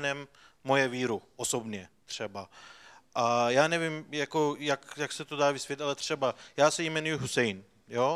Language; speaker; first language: Czech; non-native, fluent; Turkish